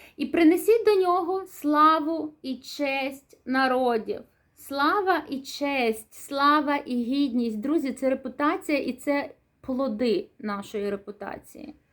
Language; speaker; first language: Ukrainian; non-native, local second language; Russian